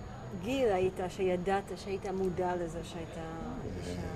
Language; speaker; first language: Hebrew; native; Hebrew